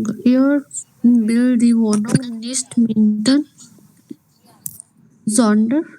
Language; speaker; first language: German; non-native, learner; Hindi